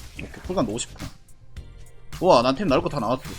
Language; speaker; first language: Korean; native; Korean